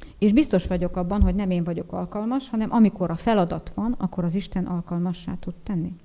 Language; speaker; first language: Hungarian; native; Hungarian